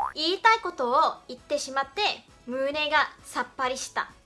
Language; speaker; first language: Japanese; non-native, fluent; Chinese